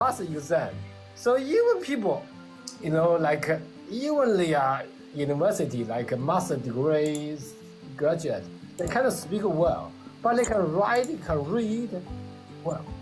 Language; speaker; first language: English; non-native, learner; Vietnamese